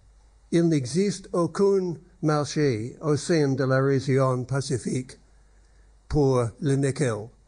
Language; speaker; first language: French; non-native, learner; English